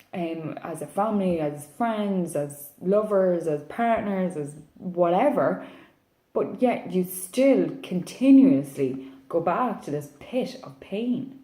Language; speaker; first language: English; native; English